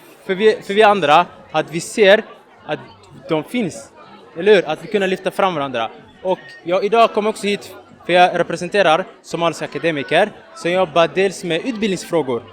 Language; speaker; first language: Swedish; early bilingual, other home language; Somali